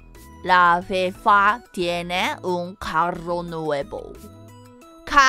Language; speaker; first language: Spanish; non-native, learner; Japanese